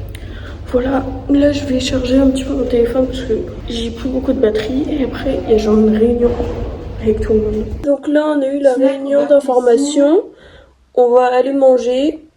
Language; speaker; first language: French; native; French